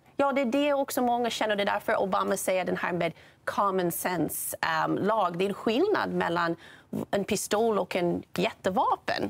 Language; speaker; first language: Swedish; non-native, fluent; English